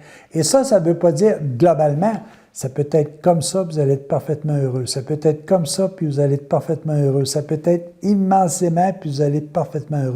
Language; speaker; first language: French; native; French